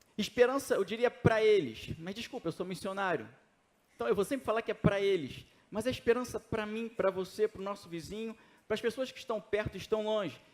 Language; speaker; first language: Portuguese; native; Portuguese